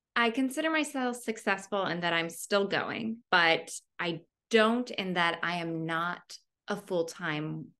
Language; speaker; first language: English; native; English